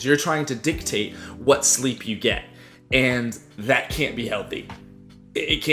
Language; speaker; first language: English; native; English